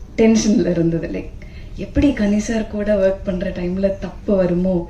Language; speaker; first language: Tamil; non-native, fluent; Malayalam